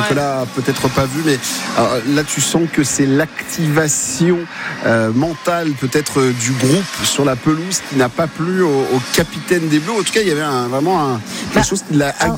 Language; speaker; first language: French; native; French